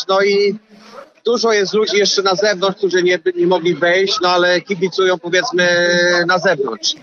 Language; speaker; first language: Polish; early bilingual, heritage; Polish